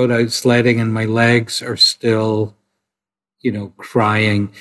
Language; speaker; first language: English; native; English